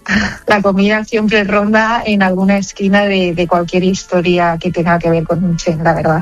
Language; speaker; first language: Spanish; native; Spanish